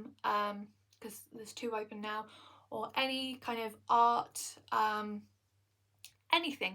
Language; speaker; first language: English; native; English